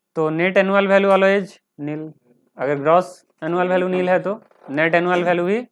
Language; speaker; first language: Hindi; non-native, local second language; Bangla